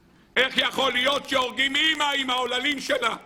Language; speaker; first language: Hebrew; native; Hebrew